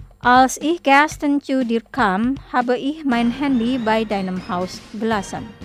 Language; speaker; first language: German; non-native, fluent; Indonesian